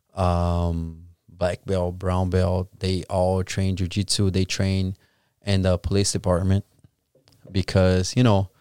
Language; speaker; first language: English; non-native, fluent; Portuguese